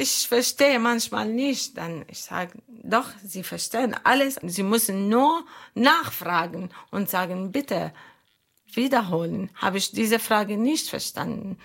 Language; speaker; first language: German; non-native, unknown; Arabic